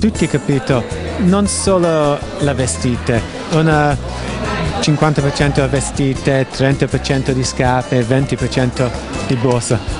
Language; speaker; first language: Italian; non-native, learner; English